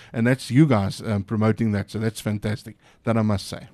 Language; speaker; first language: English; non-native, local second language; Afrikaans